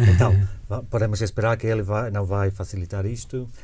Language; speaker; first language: Portuguese; non-native, fluent; English